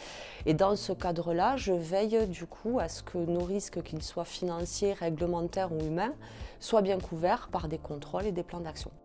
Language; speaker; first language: French; native; French